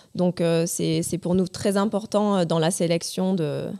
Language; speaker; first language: French; native; French